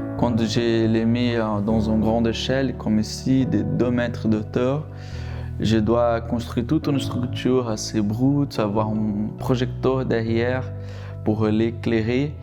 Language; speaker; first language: French; non-native, fluent; Portuguese